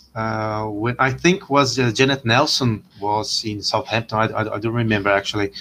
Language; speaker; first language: English; non-native, fluent; Portuguese